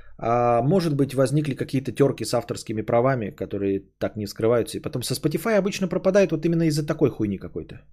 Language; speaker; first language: Russian; native; Russian